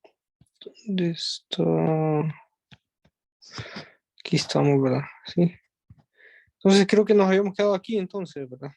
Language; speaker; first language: Spanish; native; Spanish